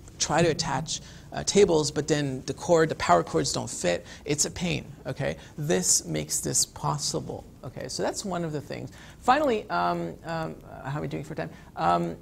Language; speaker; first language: English; native; English